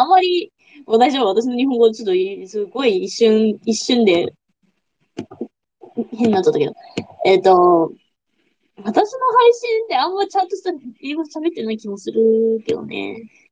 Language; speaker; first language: Japanese; non-native, fluent; English